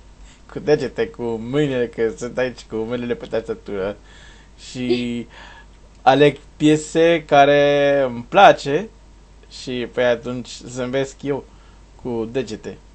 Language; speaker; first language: Romanian; non-native, learner; Portuguese